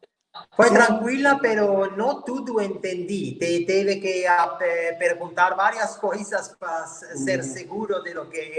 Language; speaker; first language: Portuguese; non-native, fluent; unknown